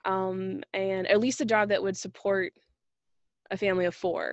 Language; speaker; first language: English; native; English